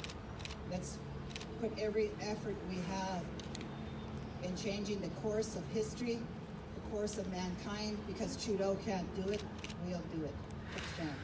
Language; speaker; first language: English; native; English